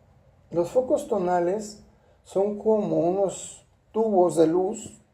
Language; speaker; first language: Spanish; native; Spanish